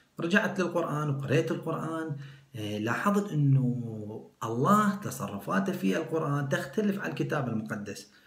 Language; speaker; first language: Arabic; non-native, local second language; Kurdish